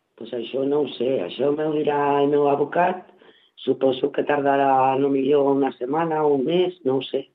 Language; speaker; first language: Catalan; non-native, local second language; Spanish